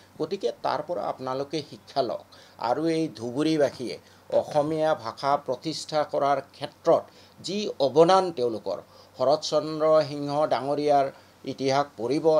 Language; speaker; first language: Assamese; non-native, local second language; Bangla